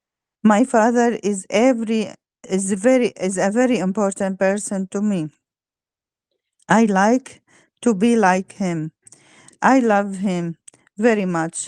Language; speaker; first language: English; non-native, learner; Arabic